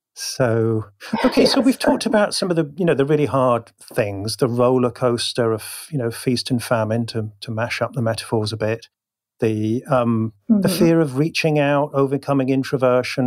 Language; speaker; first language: English; native; English